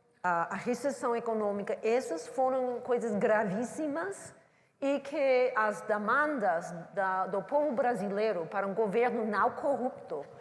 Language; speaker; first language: Portuguese; non-native, learner; English